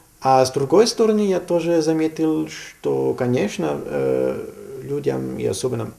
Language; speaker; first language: Russian; non-native, learner; German